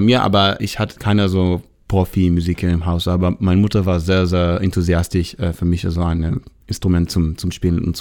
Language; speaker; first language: German; non-native, fluent; Hebrew